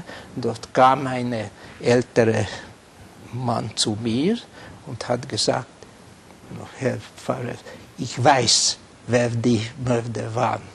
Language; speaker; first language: German; non-native, fluent; Hungarian